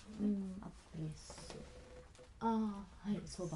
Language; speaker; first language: Japanese; native; Japanese